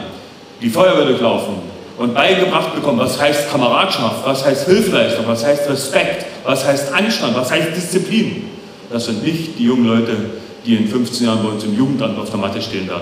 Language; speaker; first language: German; native; German